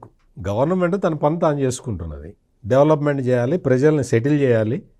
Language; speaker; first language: Telugu; native; Telugu